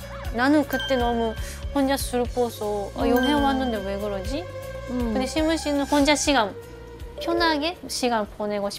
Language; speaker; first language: Korean; non-native, learner; Japanese